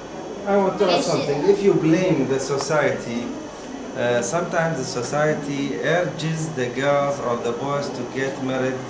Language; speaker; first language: English; non-native, learner; Arabic